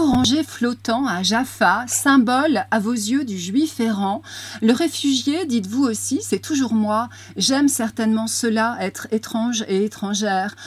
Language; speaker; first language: French; native; French